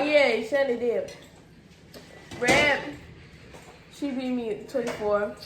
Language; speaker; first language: English; native; English